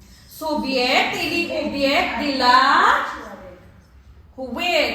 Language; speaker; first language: Russian; non-native, learner; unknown